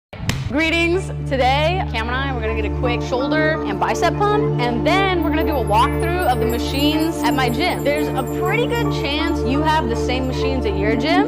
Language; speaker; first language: English; native; English